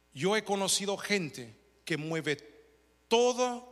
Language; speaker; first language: Spanish; early bilingual, heritage; Spanish